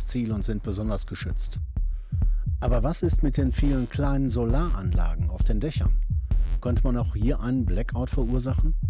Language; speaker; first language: German; native; German